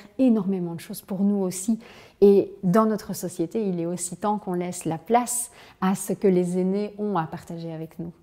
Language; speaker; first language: French; native; French